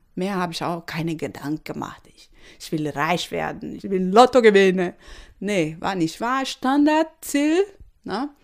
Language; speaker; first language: German; non-native, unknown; Portuguese